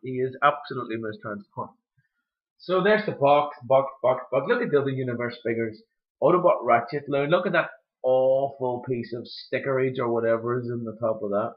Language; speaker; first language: English; native; English